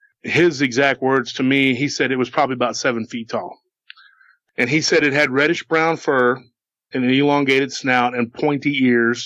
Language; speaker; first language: English; native; English